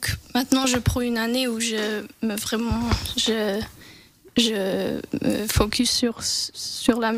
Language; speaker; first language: French; non-native, local second language; English